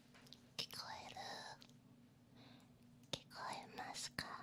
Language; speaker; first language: Japanese; non-native, learner; Chinese